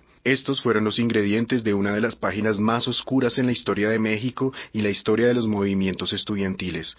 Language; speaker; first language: Spanish; native; Spanish